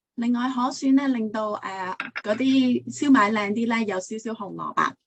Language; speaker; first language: Cantonese; early bilingual, heritage; Cantonese